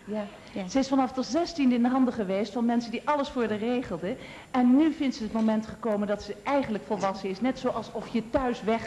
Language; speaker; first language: Dutch; native; Dutch